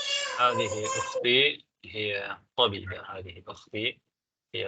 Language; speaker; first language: Arabic; non-native, fluent; Tamil